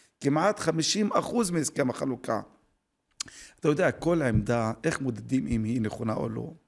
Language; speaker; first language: Hebrew; non-native, local second language; Arabic